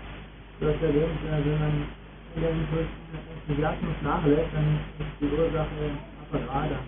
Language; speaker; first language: German; non-native, learner; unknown